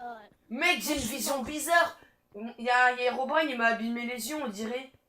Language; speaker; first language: French; native; French